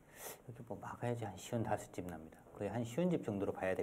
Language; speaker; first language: Korean; native; Korean